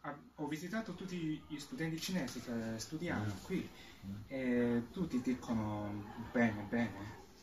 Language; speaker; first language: Italian; non-native, fluent; Chinese